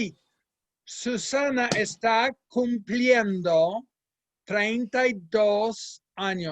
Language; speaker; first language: Spanish; non-native, fluent; English